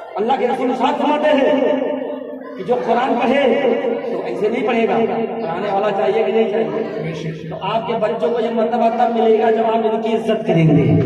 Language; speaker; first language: Urdu; native; Urdu